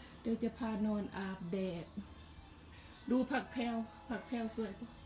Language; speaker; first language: Thai; native; Thai